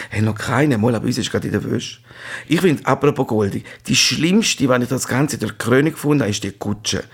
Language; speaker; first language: German; native; German